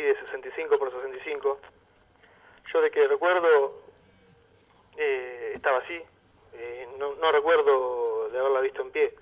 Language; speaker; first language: Spanish; native; Spanish